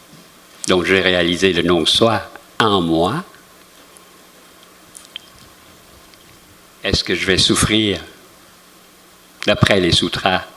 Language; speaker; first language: French; non-native, fluent; Vietnamese